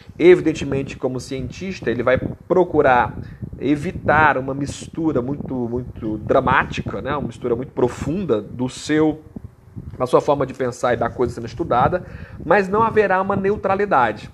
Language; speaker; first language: Portuguese; native; Portuguese